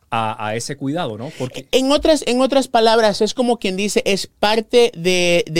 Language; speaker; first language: Spanish; early bilingual, heritage; Spanish